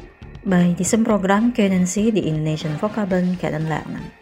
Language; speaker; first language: German; non-native, fluent; Indonesian